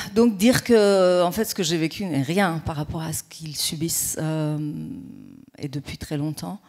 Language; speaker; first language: French; non-native, fluent; Persian